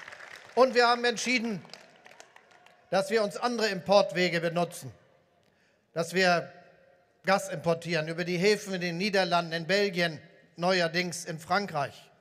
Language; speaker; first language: German; native; German